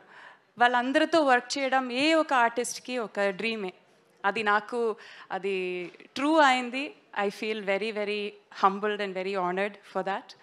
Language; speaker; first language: Telugu; non-native, learner; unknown